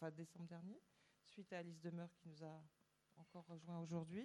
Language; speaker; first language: French; native; French